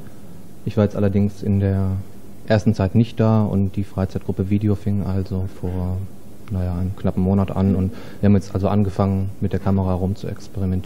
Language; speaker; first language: German; native; German